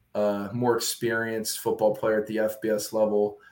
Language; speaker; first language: English; native; English